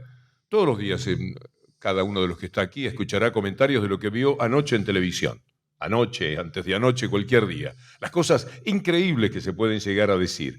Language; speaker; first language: Spanish; native; Spanish